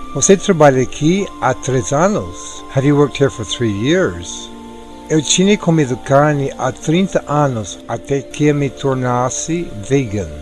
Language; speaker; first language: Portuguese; non-native, fluent; English